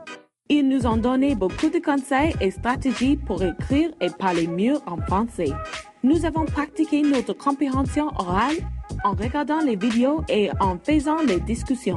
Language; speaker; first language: French; non-native, learner; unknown